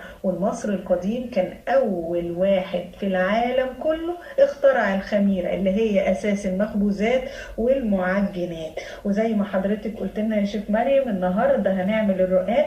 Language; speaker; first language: Arabic; native; Arabic